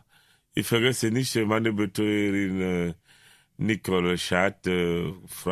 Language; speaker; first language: German; non-native, learner; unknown